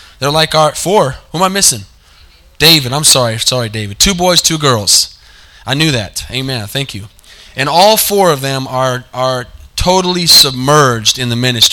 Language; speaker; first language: English; native; English